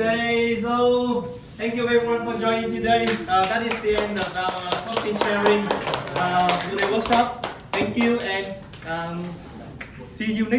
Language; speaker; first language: English; non-native, learner; Vietnamese